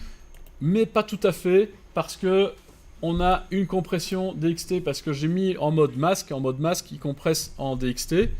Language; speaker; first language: French; native; French